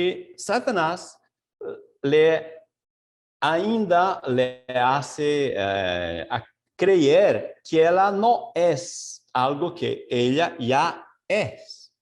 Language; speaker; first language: Spanish; non-native, fluent; Portuguese